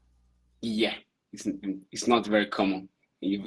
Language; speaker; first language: English; non-native, learner; Portuguese